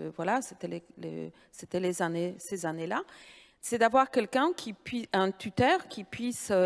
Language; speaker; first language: French; non-native, fluent; Polish